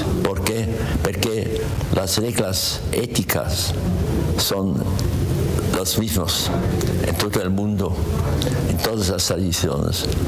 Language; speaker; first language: Spanish; non-native, learner; German